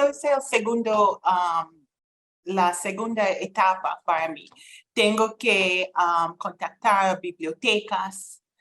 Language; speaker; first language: Spanish; non-native, fluent; English